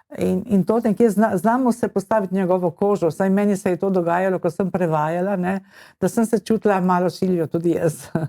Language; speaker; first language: Slovenian; early bilingual, heritage; Slovenian